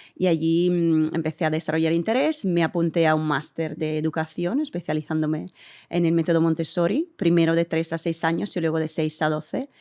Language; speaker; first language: Spanish; early bilingual, heritage; Italian